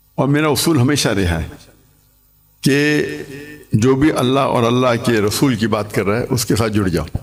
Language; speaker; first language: Urdu; non-native, local second language; English